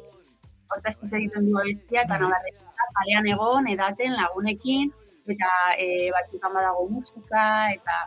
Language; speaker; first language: Basque; non-native, local second language; Spanish